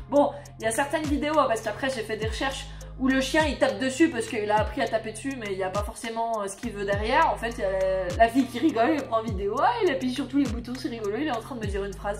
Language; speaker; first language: French; native; French